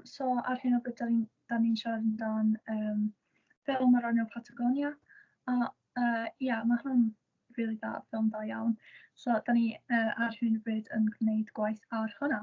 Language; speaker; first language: Welsh; non-native, local second language; English